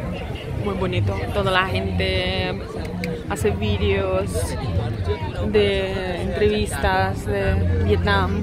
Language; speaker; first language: Spanish; non-native, learner; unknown